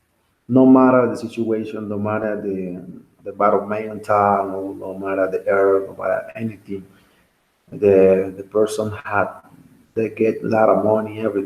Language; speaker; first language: English; non-native, learner; Spanish